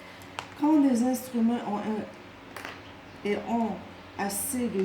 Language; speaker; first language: French; non-native, local second language; Arabic